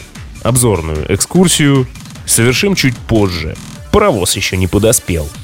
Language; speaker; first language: Russian; native; Russian